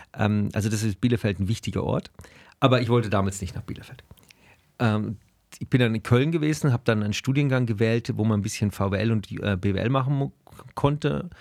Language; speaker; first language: German; native; German